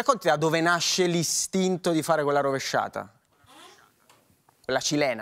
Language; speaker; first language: Italian; native; Italian